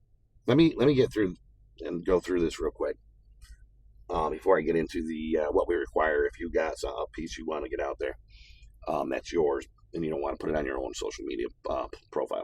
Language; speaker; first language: English; native; English